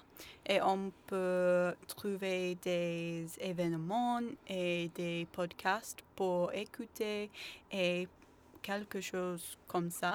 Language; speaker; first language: French; non-native, learner; English